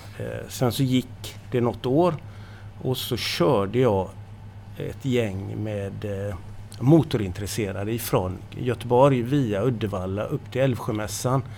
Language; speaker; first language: Swedish; native; Swedish